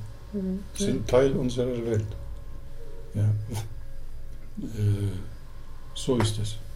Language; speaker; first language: German; early bilingual, other home language; Turkish